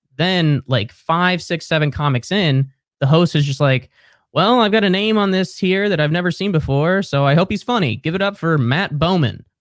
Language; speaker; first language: English; native; English